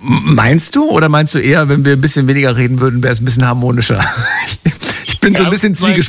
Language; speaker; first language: German; native; German